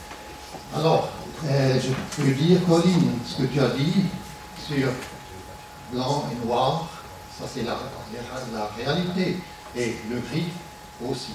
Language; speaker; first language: French; non-native, local second language; German